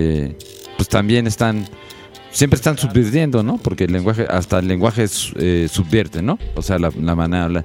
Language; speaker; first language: Spanish; native; Spanish